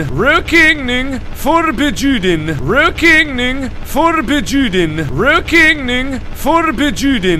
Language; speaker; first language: Swedish; non-native, learner; English